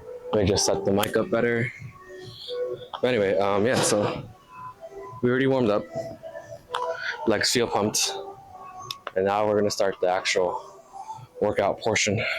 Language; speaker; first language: English; native; English